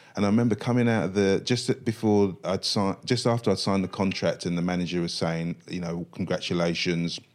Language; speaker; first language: English; native; English